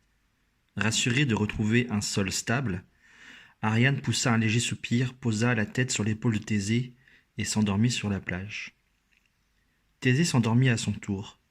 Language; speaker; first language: French; native; French